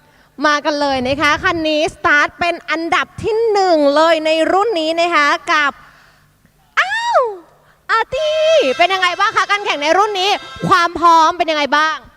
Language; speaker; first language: Thai; native; Thai